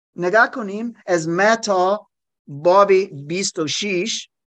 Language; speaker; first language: Persian; non-native, learner; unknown